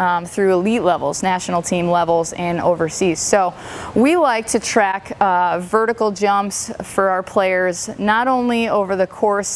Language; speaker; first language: English; native; English